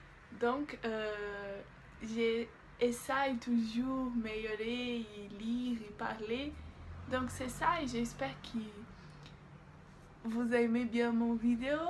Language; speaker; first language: French; non-native, learner; Portuguese